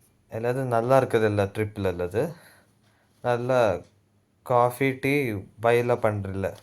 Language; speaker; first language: Tamil; non-native, learner; Telugu